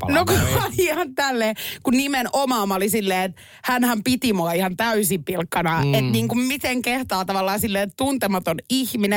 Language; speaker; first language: Finnish; native; Finnish